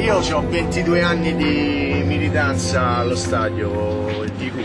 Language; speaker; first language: Italian; native; Italian